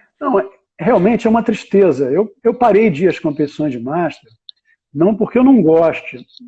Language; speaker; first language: Portuguese; native; Portuguese